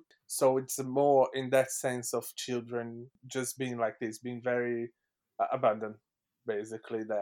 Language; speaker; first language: English; non-native, fluent; Portuguese